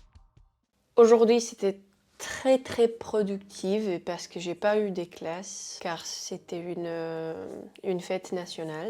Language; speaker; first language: French; non-native, fluent; Spanish